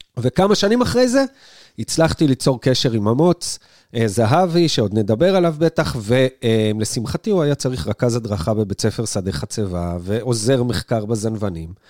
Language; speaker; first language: Hebrew; native; Hebrew